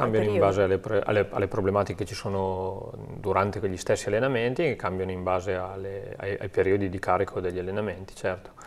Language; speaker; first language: Italian; native; Italian